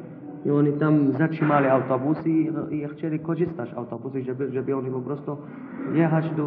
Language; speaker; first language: Polish; non-native, fluent; Arabic